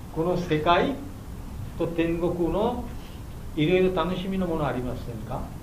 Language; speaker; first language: Japanese; non-native, learner; Bangla